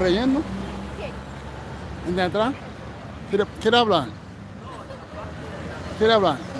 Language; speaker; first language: Spanish; non-native, fluent; English